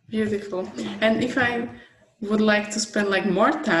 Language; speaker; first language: English; non-native, fluent; Slovak